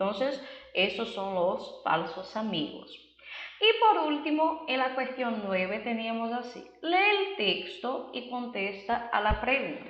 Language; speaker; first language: Spanish; non-native, fluent; Portuguese